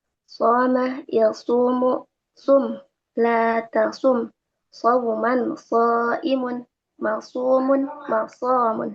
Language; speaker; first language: Arabic; non-native, learner; Indonesian